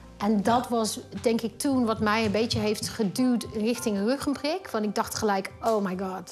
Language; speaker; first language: Dutch; non-native, fluent; English